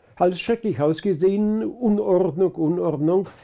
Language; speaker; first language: German; early bilingual, other home language; Polish